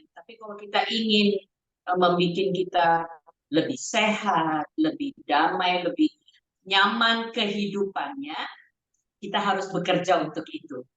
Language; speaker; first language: Indonesian; native; Indonesian